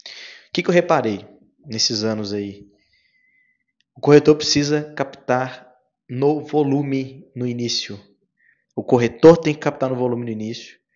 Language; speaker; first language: Portuguese; native; Portuguese